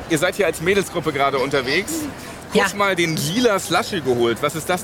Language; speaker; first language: German; native; German